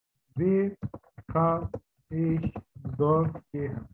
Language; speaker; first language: German; non-native, fluent; Turkish